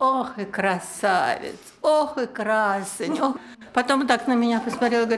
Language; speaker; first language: Czech; non-native, learner; Russian